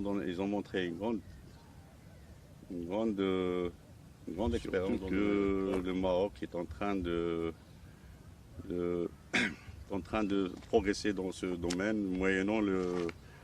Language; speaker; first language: French; non-native, local second language; Arabic